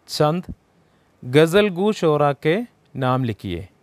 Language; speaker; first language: Hindi; non-native, local second language; Malayalam